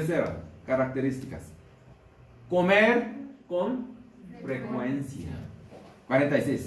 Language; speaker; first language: Spanish; non-native, learner; Korean